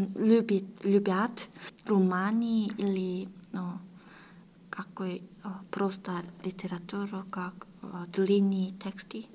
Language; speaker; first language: Russian; non-native, learner; Korean